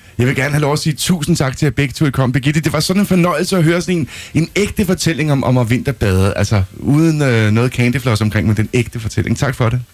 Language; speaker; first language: Danish; native; Danish